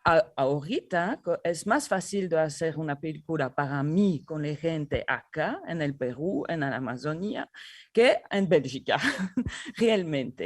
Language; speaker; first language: Spanish; non-native, learner; French